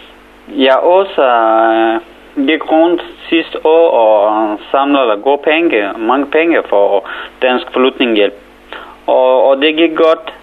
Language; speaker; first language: Danish; non-native, learner; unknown